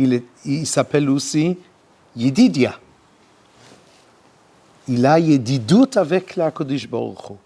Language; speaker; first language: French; non-native, learner; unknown